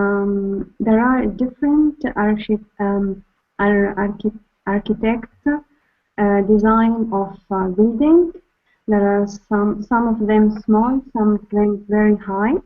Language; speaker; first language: English; non-native, learner; Arabic